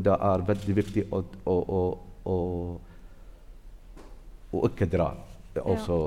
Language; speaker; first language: Norwegian; non-native, learner; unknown